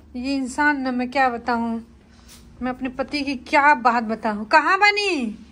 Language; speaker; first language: Hindi; non-native, local second language; Bhojpuri